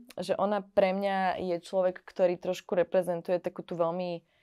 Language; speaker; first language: Slovak; native; Slovak